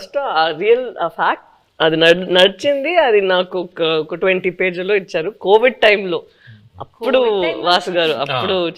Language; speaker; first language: Telugu; non-native, fluent; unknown